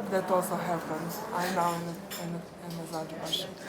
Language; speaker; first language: English; non-native, fluent; Serbian